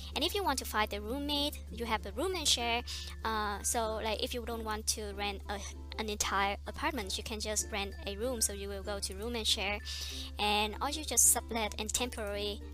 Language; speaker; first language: English; non-native, fluent; Vietnamese